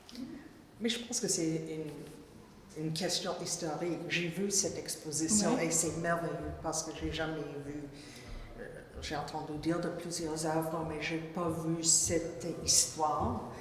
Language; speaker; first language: French; non-native, fluent; English